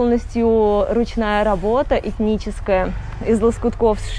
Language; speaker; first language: Russian; native; Russian